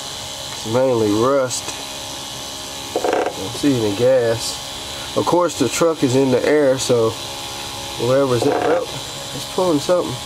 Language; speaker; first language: English; native; English